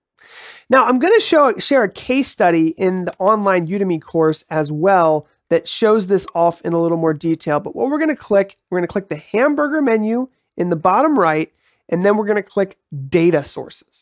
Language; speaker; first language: English; native; English